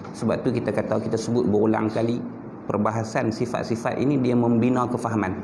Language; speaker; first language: Malay; native; Malay